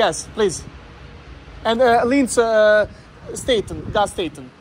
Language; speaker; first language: English; non-native, learner; Serbian